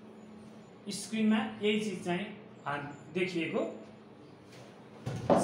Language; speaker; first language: Nepali; native; Nepali